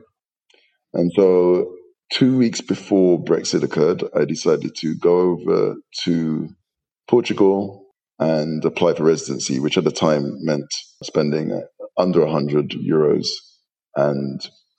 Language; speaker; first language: English; native; English